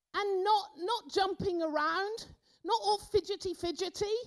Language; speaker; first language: English; native; English